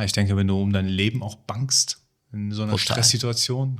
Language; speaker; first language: German; early bilingual, other home language; Persian